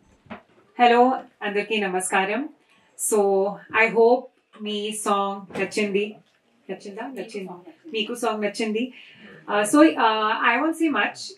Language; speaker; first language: Telugu; non-native, learner; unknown